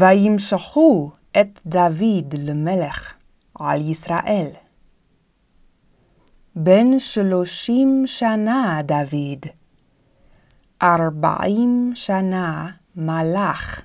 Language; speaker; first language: Hebrew; non-native, fluent; English